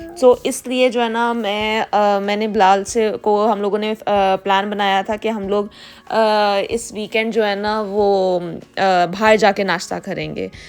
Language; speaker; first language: Urdu; native; Urdu